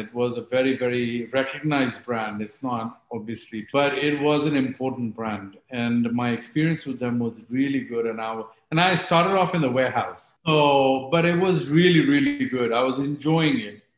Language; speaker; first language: English; non-native, local second language; Hindi